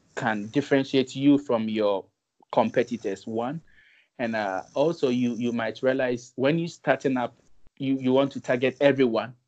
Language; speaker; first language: English; non-native, local second language; Akan